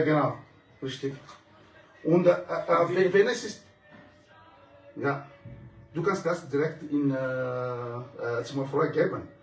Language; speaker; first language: German; non-native, fluent; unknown